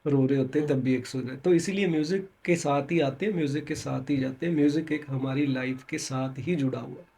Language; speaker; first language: Hindi; non-native, local second language; Punjabi